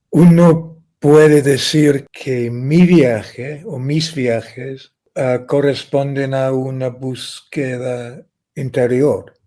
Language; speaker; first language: Spanish; non-native, fluent; English